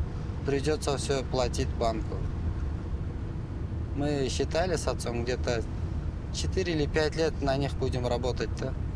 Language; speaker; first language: Russian; non-native, local second language; Kyrgyz